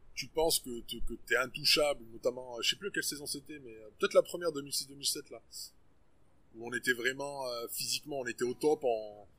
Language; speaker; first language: French; native; French